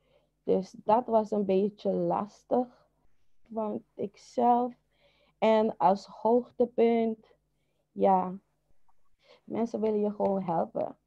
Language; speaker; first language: Dutch; non-native, local second language; Papiamento